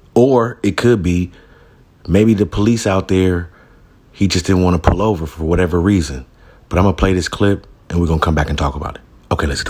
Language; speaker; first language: English; native; English